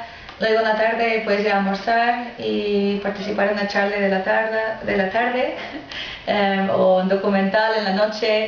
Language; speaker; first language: Spanish; non-native, fluent; English